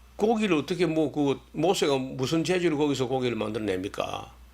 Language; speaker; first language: Korean; native; Korean